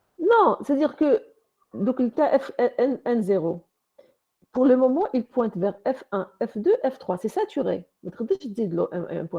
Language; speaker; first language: French; non-native, local second language; Arabic